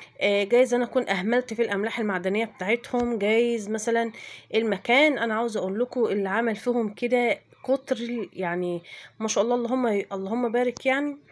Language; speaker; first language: Arabic; native; Arabic